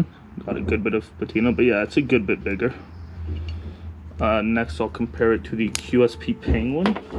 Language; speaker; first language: English; native; English